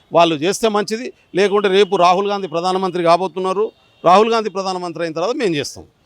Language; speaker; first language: Telugu; non-native, local second language; Lambadi